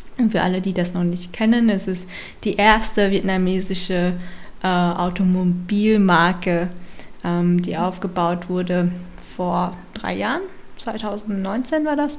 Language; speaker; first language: German; early bilingual, other home language; Vietnamese